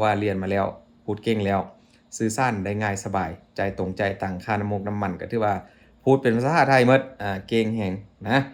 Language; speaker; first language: Thai; non-native, local second language; Northeastern Thai